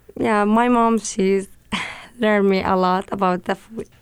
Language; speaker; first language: English; non-native, learner; Arabic